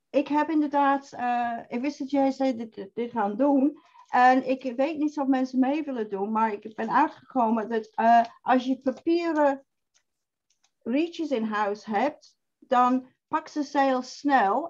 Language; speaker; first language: Dutch; non-native, fluent; English